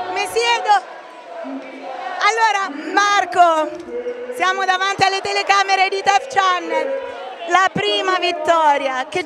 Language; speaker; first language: Italian; native; Italian